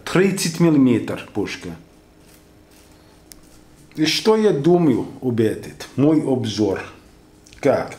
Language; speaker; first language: Russian; non-native, learner; English